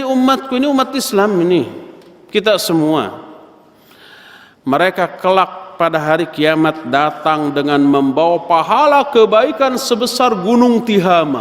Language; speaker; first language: Indonesian; native; Indonesian